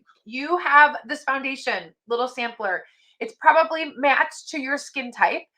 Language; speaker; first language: English; native; English